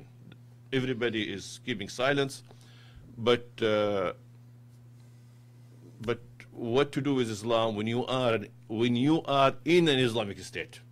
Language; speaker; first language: English; non-native, fluent; Arabic